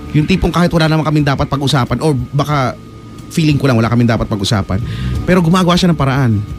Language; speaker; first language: Filipino; native; Filipino